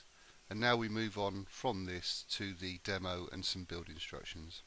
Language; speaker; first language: English; native; English